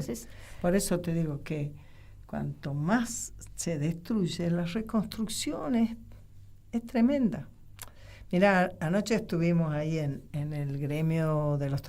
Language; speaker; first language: Spanish; native; Spanish